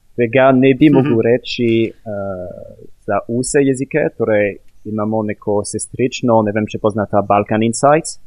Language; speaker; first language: Slovenian; non-native, fluent; French